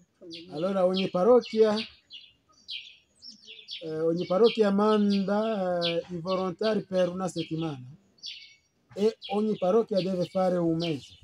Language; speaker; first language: Italian; non-native, fluent; Kinyarwanda